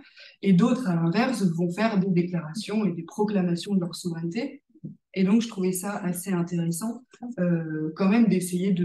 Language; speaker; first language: French; native; French